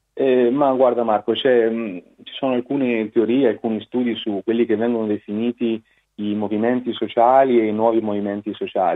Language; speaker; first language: Italian; native; Italian